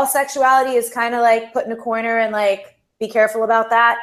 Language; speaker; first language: English; native; English